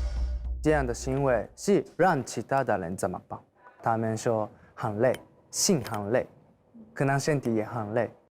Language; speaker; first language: Chinese; non-native, fluent; Thai